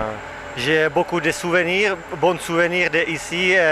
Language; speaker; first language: French; non-native, learner; Czech